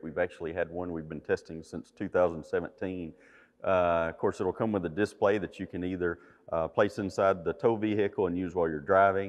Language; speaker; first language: English; native; English